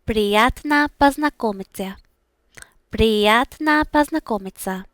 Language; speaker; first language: Russian; non-native, learner; English